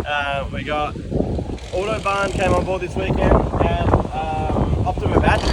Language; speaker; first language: English; native; English